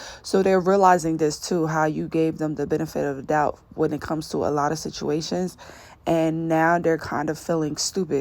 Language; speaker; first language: English; native; English